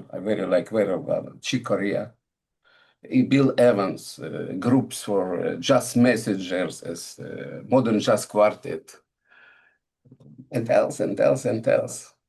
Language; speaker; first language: English; non-native, learner; Russian